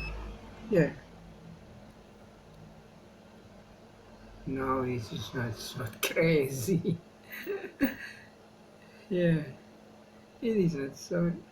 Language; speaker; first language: English; non-native, learner; Indonesian